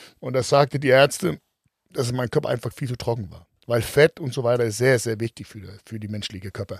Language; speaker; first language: German; non-native, fluent; Danish